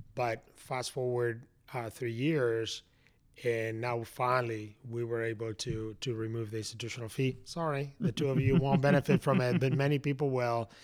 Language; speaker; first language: English; non-native, fluent; Spanish